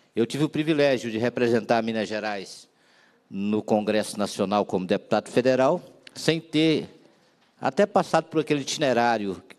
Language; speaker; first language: Portuguese; native; Portuguese